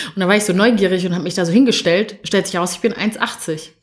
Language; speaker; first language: German; early bilingual, other home language; Kinyarwanda